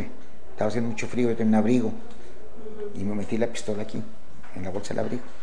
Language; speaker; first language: Spanish; native; Spanish